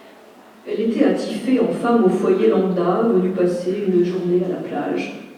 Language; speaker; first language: French; native; French